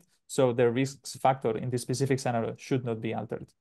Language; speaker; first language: English; non-native, fluent; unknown